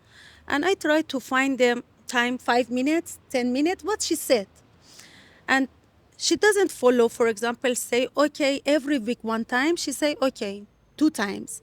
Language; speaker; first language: English; non-native, learner; Persian